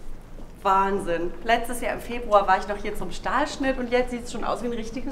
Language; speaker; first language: German; native; German